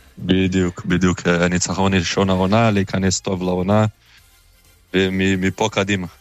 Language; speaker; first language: Hebrew; non-native, fluent; Portuguese